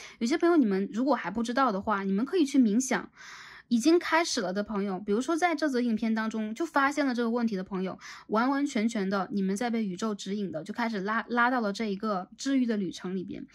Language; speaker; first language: Chinese; native; Chinese